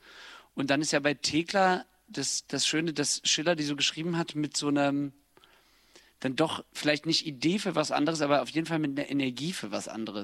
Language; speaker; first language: German; native; German